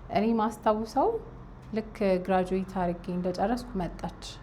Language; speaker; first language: Amharic; native; Amharic